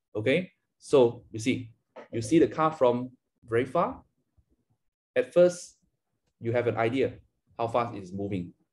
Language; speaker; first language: English; non-native, local second language; Chinese